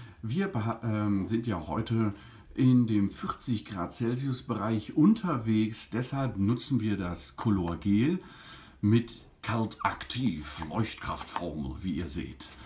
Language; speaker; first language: German; native; German